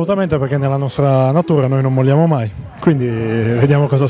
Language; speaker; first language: Italian; native; Italian